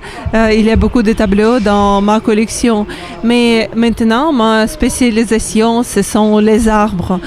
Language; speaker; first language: French; non-native, learner; Ukrainian